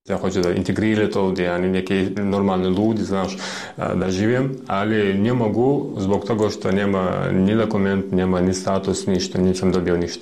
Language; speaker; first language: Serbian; non-native, learner; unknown